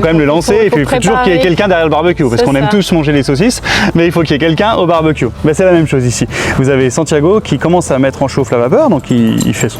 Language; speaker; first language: French; native; French